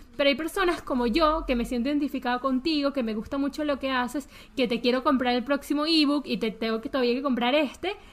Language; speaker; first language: Spanish; early bilingual, heritage; Spanish